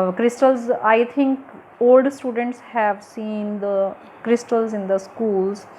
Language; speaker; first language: English; non-native, local second language; Punjabi